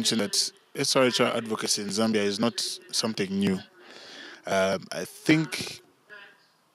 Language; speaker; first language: English; non-native, local second language; Bemba